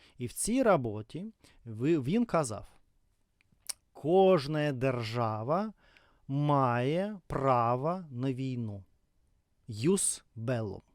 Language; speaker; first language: Ukrainian; non-native, local second language; Russian